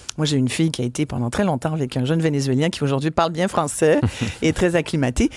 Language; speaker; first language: French; native; French